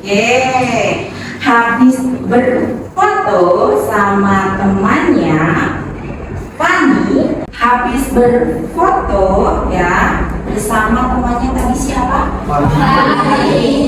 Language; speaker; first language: Indonesian; native; Indonesian